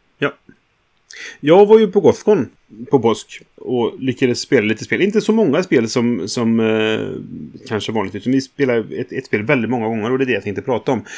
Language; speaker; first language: Swedish; native; Swedish